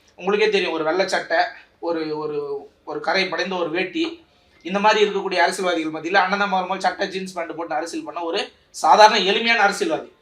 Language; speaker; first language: Tamil; native; Tamil